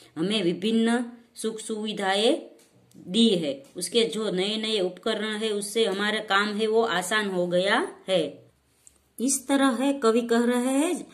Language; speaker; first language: Hindi; non-native, local second language; Gujarati